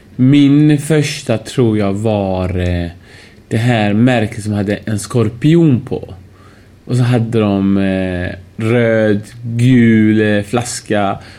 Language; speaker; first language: Swedish; early bilingual, other home language; Persian